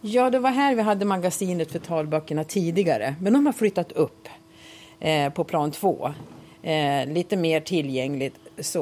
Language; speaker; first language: Swedish; native; Swedish